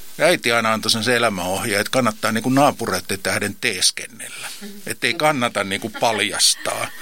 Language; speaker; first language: Finnish; native; Finnish